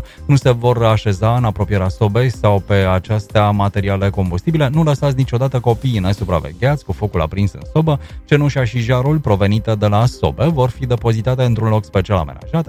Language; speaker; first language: Romanian; native; Romanian